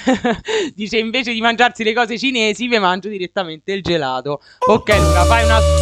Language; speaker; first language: Italian; native; Italian